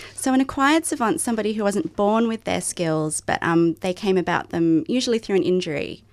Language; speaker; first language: English; native; English